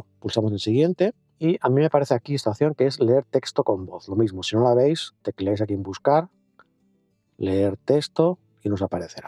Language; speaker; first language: Spanish; native; Spanish